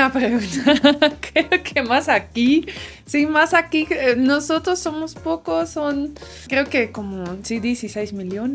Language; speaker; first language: Spanish; non-native, fluent; Dutch